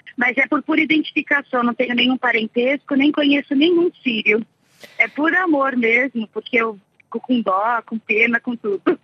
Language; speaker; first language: Portuguese; native; Portuguese